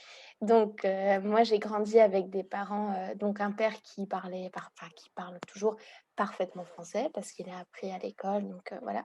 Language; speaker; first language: French; early bilingual, heritage; Hungarian